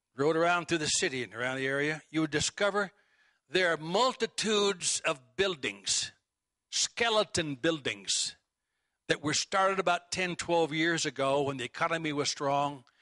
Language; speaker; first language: English; native; English